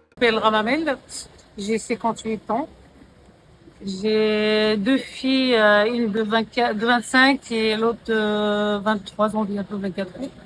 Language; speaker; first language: French; non-native, local second language; Arabic